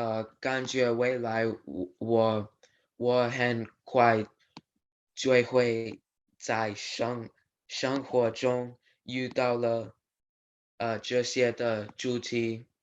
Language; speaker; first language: Chinese; non-native, learner; English